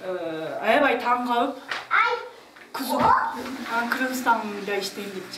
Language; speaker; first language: Kyrgyz; non-native, fluent; Japanese